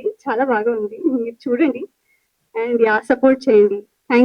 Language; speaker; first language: Telugu; non-native, learner; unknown